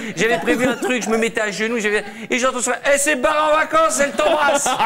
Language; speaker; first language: French; native; French